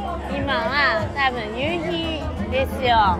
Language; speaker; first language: Japanese; non-native, fluent; Chinese